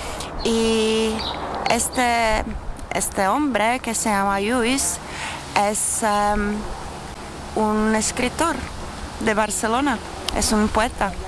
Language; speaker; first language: Spanish; non-native, learner; Czech